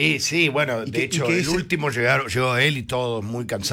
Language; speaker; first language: Spanish; native; Spanish